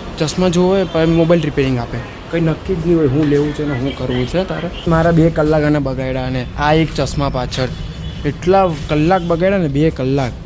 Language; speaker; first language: Gujarati; native; Gujarati